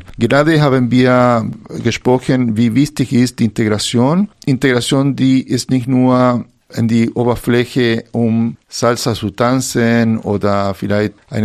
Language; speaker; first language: German; non-native, fluent; Spanish